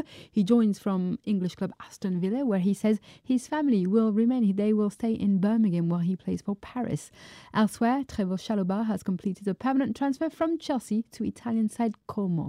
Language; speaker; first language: English; non-native, fluent; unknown